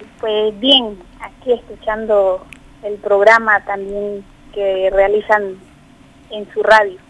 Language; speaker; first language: Spanish; native; Spanish